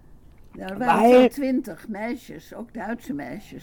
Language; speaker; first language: German; non-native, learner; Dutch